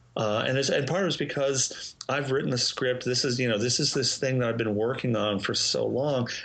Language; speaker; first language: English; native; English